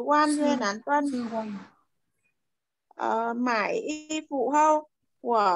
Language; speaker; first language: Chinese; non-native, learner; Vietnamese